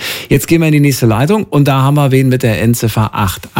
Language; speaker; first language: German; native; German